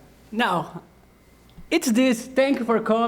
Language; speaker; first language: English; non-native, learner; Portuguese